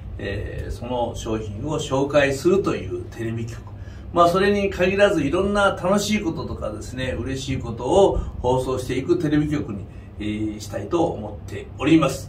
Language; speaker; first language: Japanese; native; Japanese